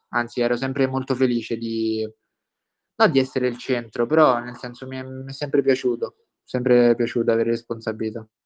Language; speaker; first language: Italian; native; Italian